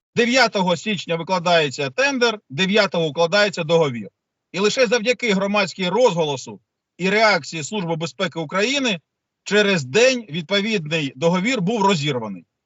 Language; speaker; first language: Ukrainian; native; Ukrainian